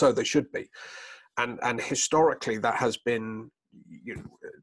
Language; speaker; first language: English; native; English